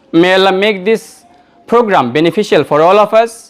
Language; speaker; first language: English; non-native, local second language; Bangla